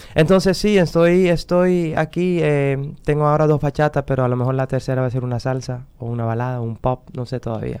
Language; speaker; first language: Spanish; early bilingual, heritage; Spanish